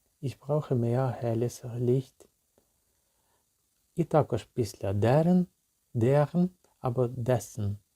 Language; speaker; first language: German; non-native, learner; Ukrainian